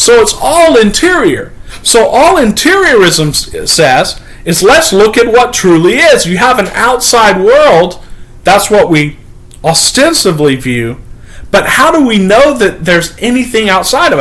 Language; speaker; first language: English; native; English